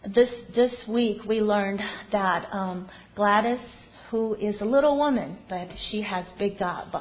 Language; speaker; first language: English; non-native, fluent; Chinese